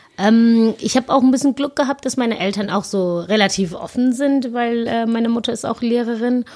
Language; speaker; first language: German; non-native, fluent; Zulu